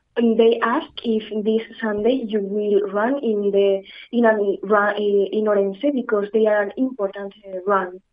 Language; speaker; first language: English; non-native, learner; Spanish